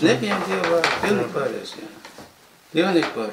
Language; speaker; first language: Latvian; non-native, local second language; Russian